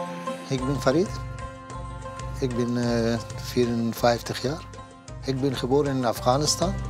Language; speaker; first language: Dutch; non-native, learner; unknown